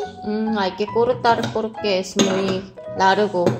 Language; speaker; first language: Spanish; non-native, fluent; Korean